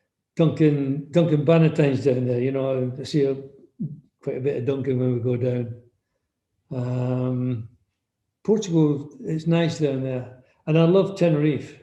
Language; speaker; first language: English; native; English